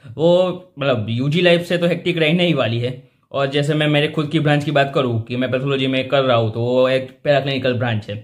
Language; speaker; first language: Hindi; non-native, local second language; Gujarati